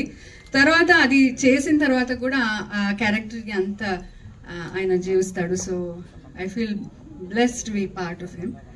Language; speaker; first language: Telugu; non-native, learner; Kannada